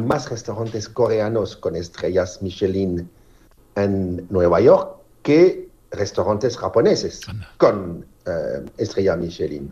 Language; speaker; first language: Spanish; non-native, fluent; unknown